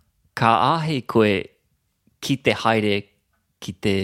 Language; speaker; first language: Māori; non-native, local second language; English